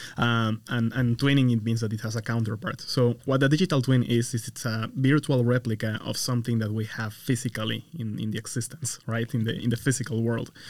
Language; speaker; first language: English; non-native, fluent; Spanish